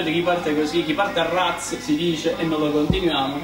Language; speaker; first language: Italian; native; Italian